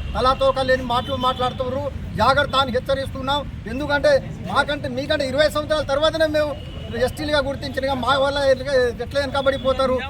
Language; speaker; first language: Telugu; non-native, local second language; Lambadi